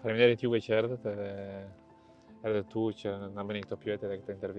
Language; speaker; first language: Albanian; early bilingual, heritage; Albanian